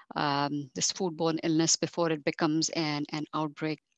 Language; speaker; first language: English; non-native, local second language; Marathi